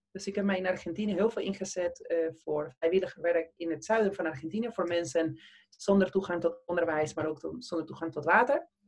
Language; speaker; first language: Dutch; non-native, fluent; Spanish